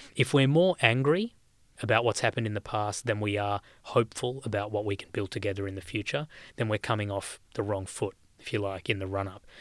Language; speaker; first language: English; native; English